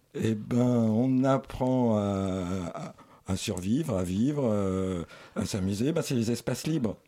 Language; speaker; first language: French; native; French